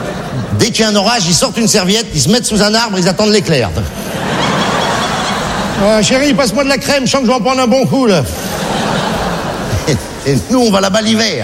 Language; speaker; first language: French; native; French